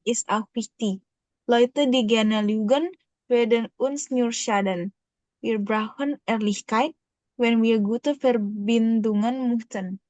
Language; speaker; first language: German; non-native, learner; Indonesian